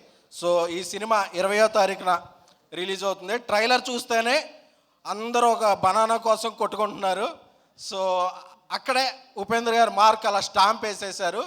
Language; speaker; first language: Telugu; native; Telugu